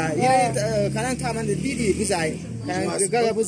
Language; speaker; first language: Chinese; non-native, learner; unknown